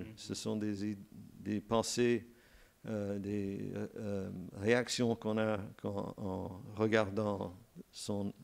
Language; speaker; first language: French; non-native, fluent; English